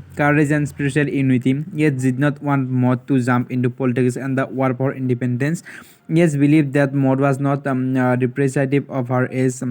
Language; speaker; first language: English; non-native, local second language; Assamese